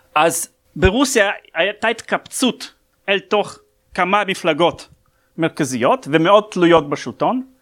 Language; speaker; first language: Hebrew; non-native, fluent; Russian